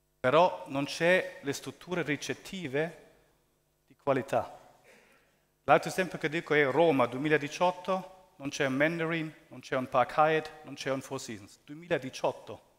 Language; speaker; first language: Italian; early bilingual, heritage; German